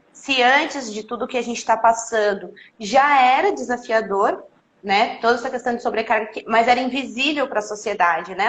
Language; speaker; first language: Portuguese; native; Portuguese